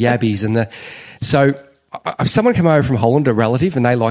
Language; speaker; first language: English; native; English